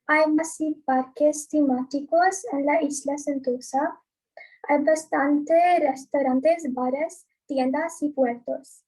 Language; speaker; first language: Spanish; non-native, learner; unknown